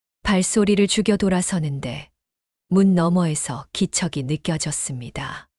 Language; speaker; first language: Korean; native; Korean